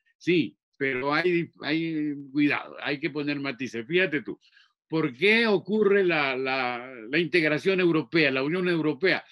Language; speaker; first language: Spanish; native; Spanish